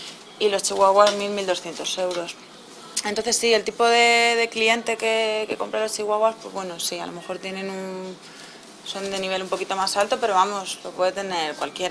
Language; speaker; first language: Spanish; native; Spanish